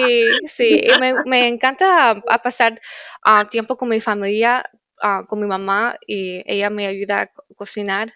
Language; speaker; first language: Spanish; early bilingual, heritage; Spanish